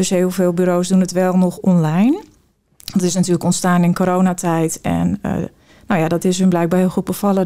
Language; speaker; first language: Dutch; native; Dutch